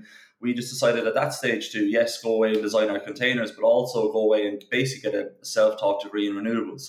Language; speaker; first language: English; native; English